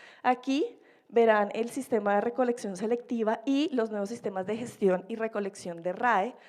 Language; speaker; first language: Spanish; native; Spanish